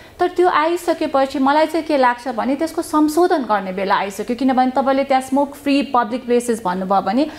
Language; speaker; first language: Nepali; native; Nepali